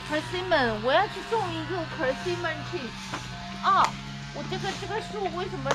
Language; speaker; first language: English; non-native, learner; Chinese